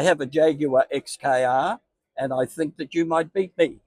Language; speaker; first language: English; native; English